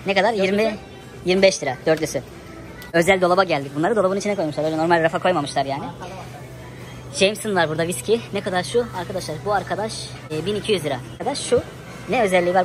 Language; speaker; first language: Turkish; native; Turkish